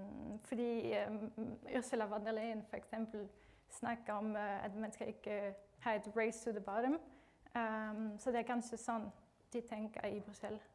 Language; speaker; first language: Norwegian; non-native, fluent; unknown